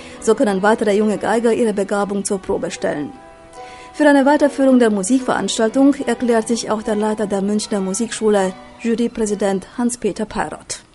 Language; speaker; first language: German; native; German